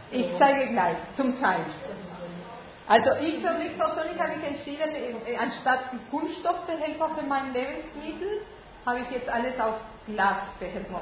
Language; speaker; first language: German; non-native, fluent; Spanish